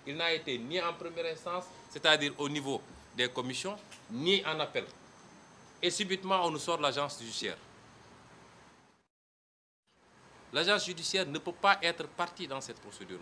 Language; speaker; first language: French; non-native, local second language; Wolof